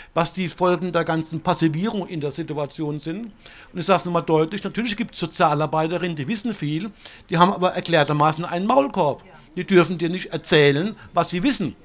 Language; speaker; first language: German; non-native, fluent; Italian